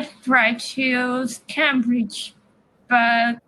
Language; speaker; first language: English; non-native, learner; Portuguese